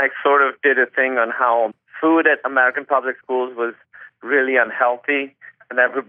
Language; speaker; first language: English; non-native, local second language; Urdu